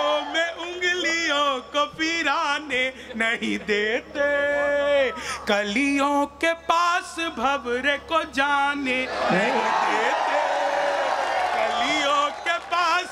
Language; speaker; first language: Hindi; native; Hindi